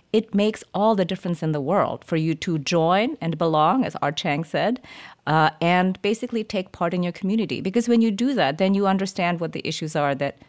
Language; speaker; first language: English; early bilingual, other home language; German